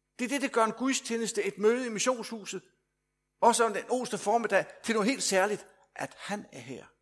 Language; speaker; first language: Danish; native; Danish